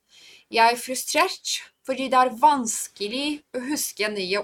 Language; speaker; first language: Norwegian; non-native, fluent; Polish